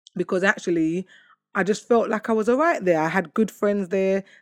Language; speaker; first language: English; native; English